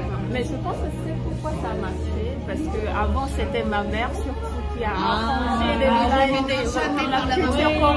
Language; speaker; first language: French; non-native, fluent; Korean